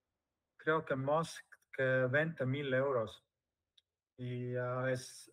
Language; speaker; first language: Spanish; non-native, fluent; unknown